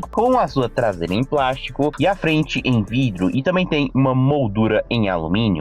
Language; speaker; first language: Portuguese; native; Portuguese